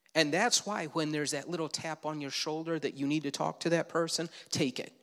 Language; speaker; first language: English; native; English